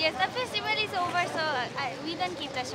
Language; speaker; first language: English; non-native, local second language; Nepali